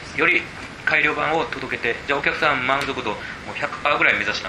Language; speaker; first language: Japanese; native; Japanese